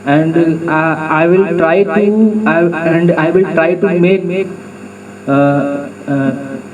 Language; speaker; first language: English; non-native, learner; Hindi